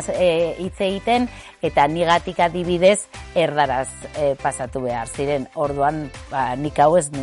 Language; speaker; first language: Basque; non-native, local second language; Spanish